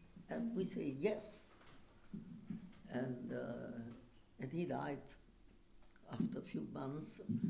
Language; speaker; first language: English; non-native, fluent; Italian